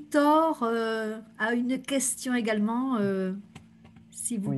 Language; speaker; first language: French; non-native, fluent; Spanish